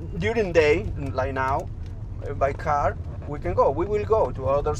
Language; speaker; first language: English; non-native, fluent; Spanish